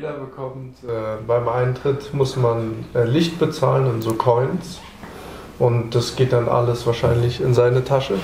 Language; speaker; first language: German; native; German